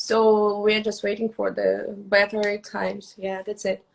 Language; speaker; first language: English; non-native, fluent; Russian